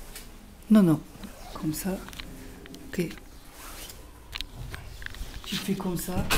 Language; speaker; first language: French; non-native, local second language; Arabic